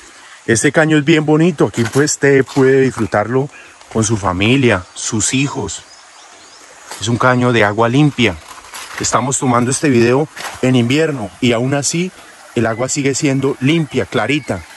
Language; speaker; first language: Spanish; native; Spanish